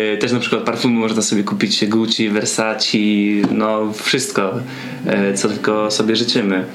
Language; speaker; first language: Polish; native; Polish